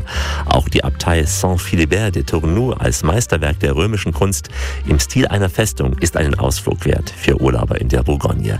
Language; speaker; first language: German; native; German